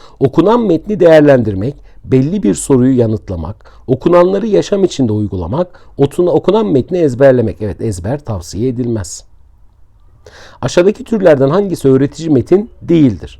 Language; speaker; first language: Turkish; native; Turkish